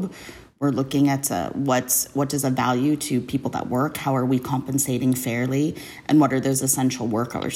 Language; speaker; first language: English; native; English